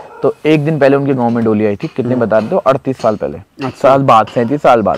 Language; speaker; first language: Hindi; non-native, local second language; Garhwali